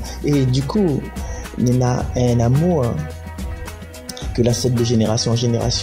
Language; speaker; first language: French; non-native, learner; Réunion Creole French